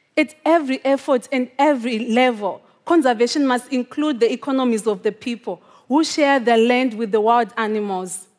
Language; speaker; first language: English; non-native, local second language; Shona